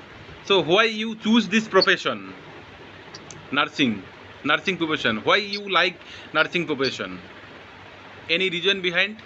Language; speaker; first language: English; non-native, learner; Bangla